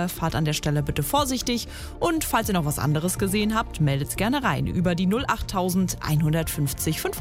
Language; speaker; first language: German; native; German